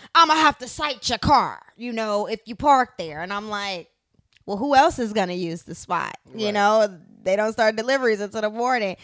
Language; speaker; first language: English; native; English